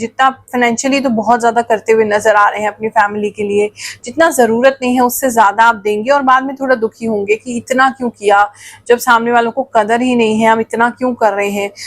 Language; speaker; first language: Hindi; native; Hindi